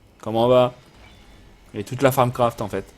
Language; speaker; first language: French; native; French